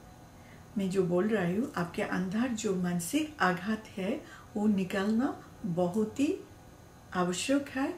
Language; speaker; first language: Hindi; non-native, learner; Bangla